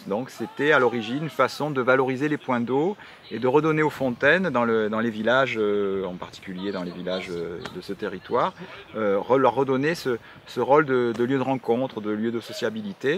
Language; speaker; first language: French; native; French